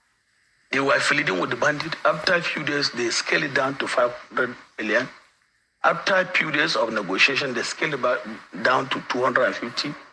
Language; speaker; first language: English; non-native, local second language; Hausa